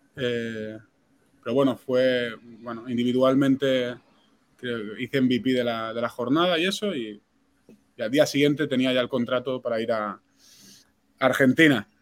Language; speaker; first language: Spanish; non-native, local second language; Catalan